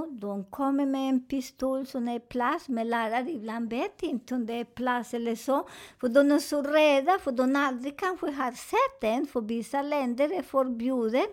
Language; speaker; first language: Swedish; non-native, fluent; Spanish